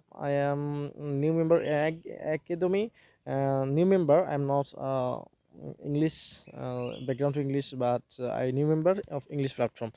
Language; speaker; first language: English; non-native, learner; Bangla